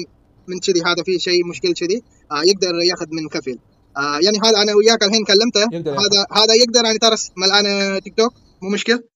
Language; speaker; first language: Arabic; non-native, learner; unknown